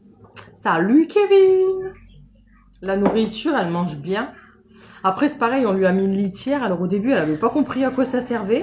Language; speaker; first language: French; native; French